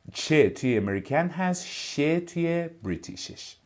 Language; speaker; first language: Persian; native; Persian